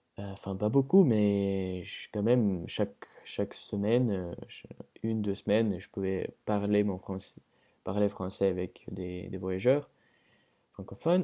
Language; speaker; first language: French; non-native, fluent; Russian